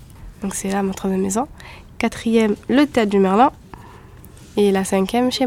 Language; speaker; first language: French; native; French